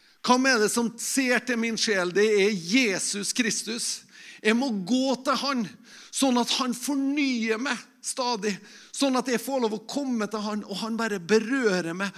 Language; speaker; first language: Norwegian; native; Norwegian